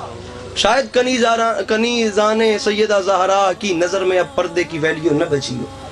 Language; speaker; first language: Urdu; native; Urdu